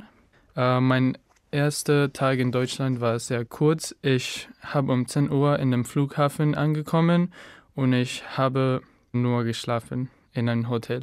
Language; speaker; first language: German; non-native, learner; Spanish